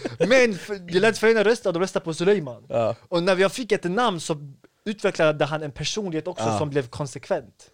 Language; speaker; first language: Swedish; early bilingual, other home language; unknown